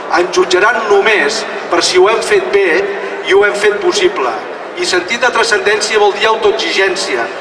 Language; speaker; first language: Catalan; native; Catalan